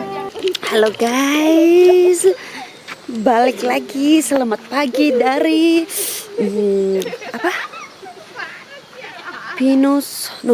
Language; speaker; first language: Indonesian; non-native, learner; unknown